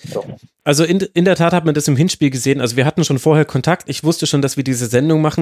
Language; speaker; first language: German; native; German